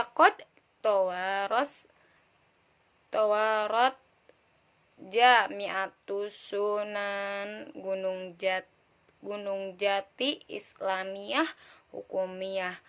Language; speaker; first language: Arabic; non-native, learner; Indonesian